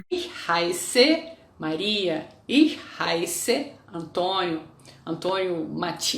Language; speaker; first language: German; non-native, fluent; Portuguese